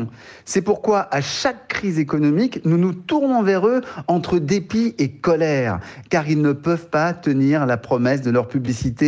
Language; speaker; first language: French; native; French